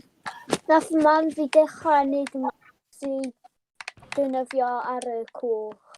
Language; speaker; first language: Welsh; non-native, local second language; English